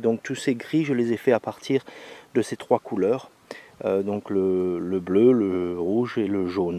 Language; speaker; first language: French; native; French